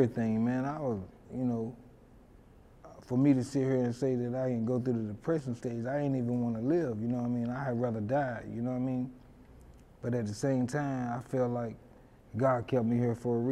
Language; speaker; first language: English; native; English